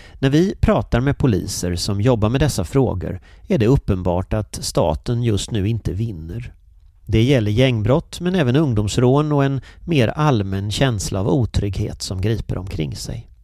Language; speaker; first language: Swedish; native; Swedish